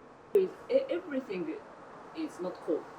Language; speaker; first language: English; non-native, learner; Japanese